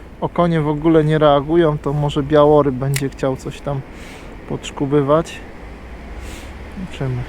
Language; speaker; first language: Polish; native; Polish